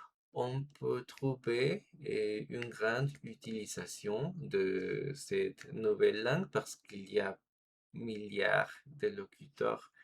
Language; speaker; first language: French; non-native, fluent; Spanish